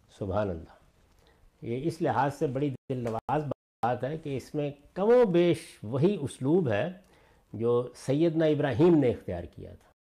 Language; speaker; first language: Urdu; non-native, local second language; Punjabi